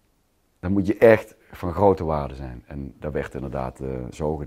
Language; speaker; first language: Dutch; native; Dutch